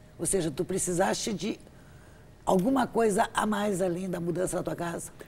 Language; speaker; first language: Portuguese; native; Portuguese